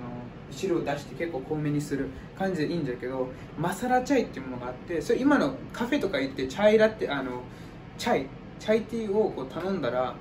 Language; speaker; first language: Japanese; non-native, fluent; English